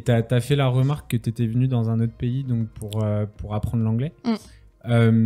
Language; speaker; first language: French; native; French